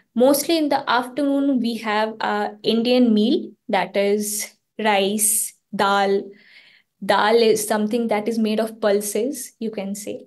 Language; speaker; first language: English; non-native, local second language; Hindi